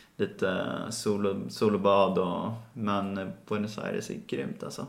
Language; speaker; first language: Swedish; native; Swedish